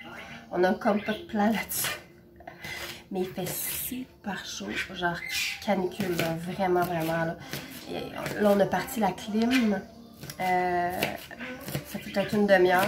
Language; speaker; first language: French; native; French